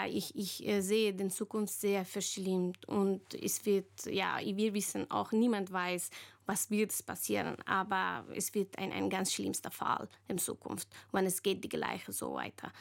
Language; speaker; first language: German; non-native, learner; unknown